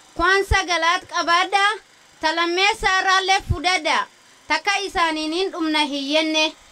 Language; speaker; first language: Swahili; non-native, local second language; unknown